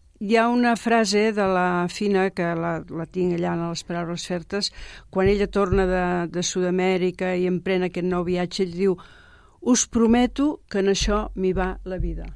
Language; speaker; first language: Catalan; native; Catalan